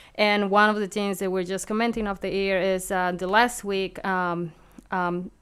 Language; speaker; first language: English; non-native, fluent; Spanish